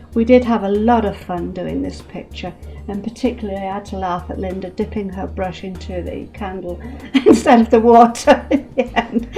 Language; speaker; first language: English; native; English